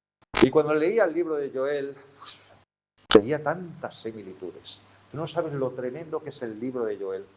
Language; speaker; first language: Spanish; native; Spanish